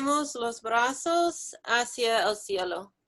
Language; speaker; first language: Spanish; non-native, learner; English